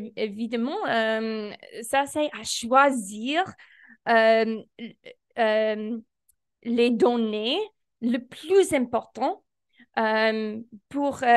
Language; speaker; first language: French; non-native, fluent; English